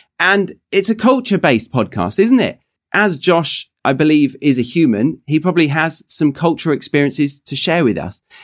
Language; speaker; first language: English; native; English